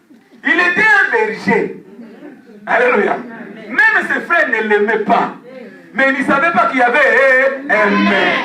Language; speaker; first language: French; non-native, local second language; Lingala